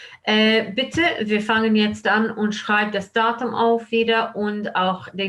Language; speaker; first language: German; non-native, fluent; English